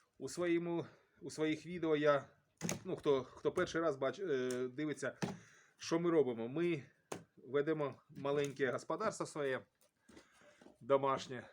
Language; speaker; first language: Ukrainian; native; Ukrainian